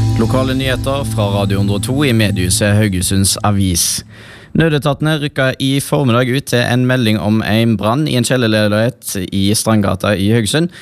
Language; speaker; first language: Norwegian; native; Norwegian